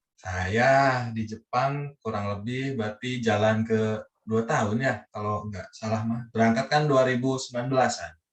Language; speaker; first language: Indonesian; non-native, local second language; Sundanese